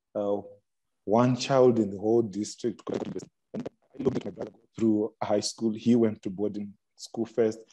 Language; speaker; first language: English; non-native, local second language; Shona